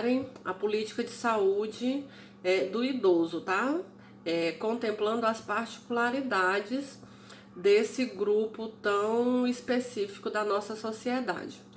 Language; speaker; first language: Portuguese; native; Portuguese